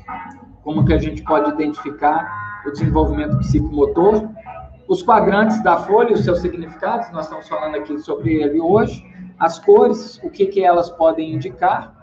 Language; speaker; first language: Portuguese; native; Portuguese